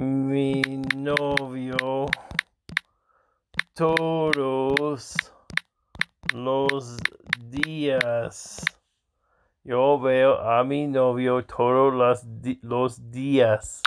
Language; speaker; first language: Spanish; non-native, learner; English